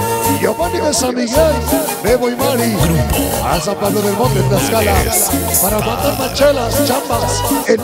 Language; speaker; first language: Spanish; native; Spanish